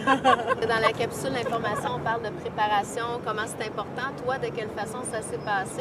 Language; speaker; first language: French; native; French